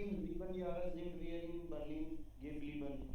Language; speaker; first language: German; non-native, learner; Hindi